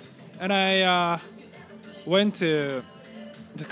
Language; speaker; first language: English; non-native, learner; Japanese